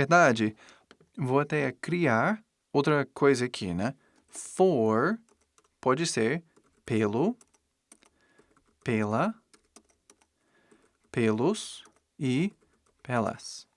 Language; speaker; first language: Portuguese; non-native, fluent; English